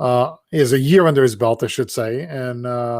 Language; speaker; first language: English; native; English